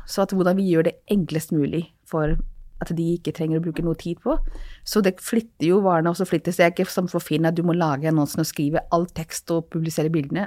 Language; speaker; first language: Norwegian; non-native, fluent; Hindi